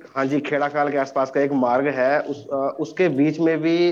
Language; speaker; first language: Hindi; native; Hindi